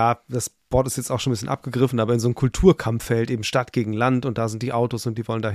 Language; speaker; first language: German; native; German